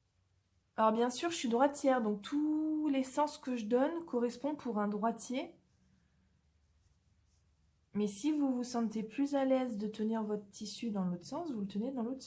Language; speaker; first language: French; native; French